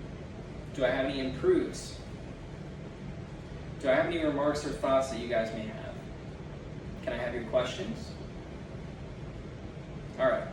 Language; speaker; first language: English; native; English